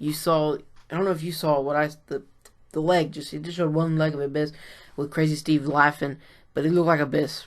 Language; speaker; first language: English; native; English